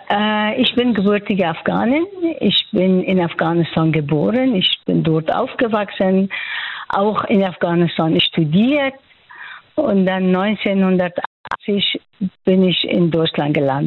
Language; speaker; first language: German; non-native, fluent; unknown